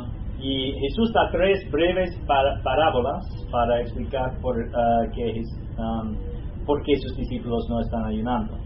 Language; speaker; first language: Spanish; non-native, fluent; English